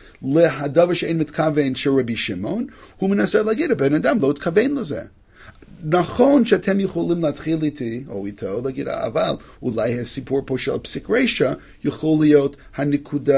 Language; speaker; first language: Hebrew; non-native, fluent; English